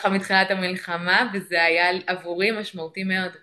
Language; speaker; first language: Hebrew; native; Hebrew